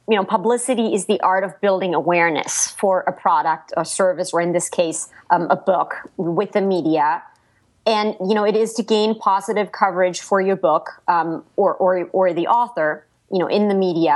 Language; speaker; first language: English; non-native, fluent; German